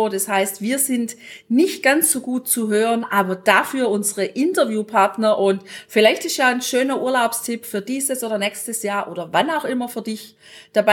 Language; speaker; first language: German; native; German